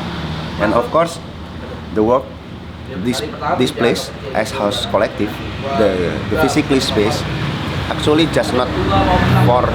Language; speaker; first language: English; non-native, learner; Indonesian